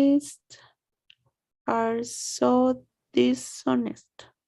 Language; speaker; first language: English; non-native, learner; Spanish